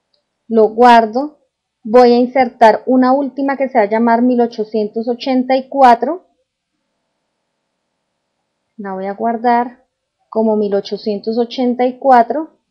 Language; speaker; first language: Spanish; native; Spanish